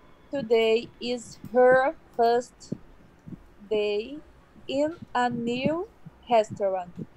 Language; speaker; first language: English; non-native, learner; Portuguese